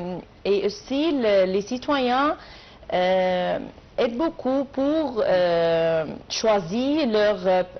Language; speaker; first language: French; non-native, learner; Arabic